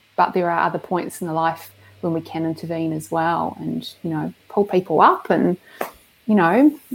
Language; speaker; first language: English; native; English